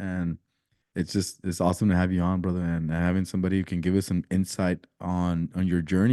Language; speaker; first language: English; early bilingual, other home language; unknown